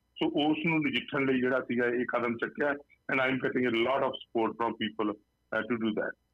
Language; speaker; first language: Punjabi; native; Punjabi